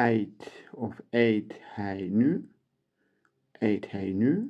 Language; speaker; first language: Dutch; non-native, learner; Turkish